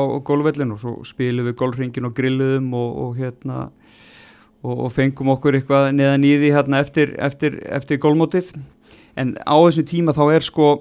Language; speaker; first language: Icelandic; native; Icelandic